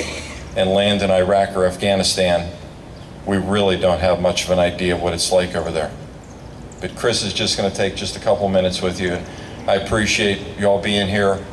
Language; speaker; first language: English; native; English